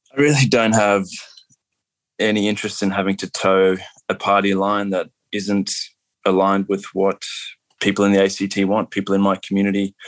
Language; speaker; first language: English; native; English